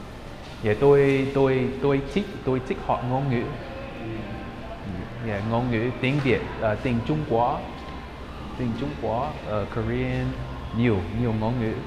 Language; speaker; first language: Vietnamese; non-native, learner; English